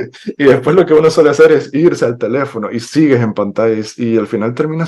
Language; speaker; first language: Spanish; native; Spanish